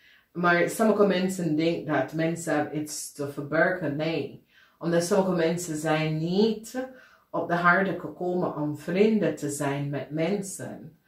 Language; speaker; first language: Dutch; non-native, fluent; English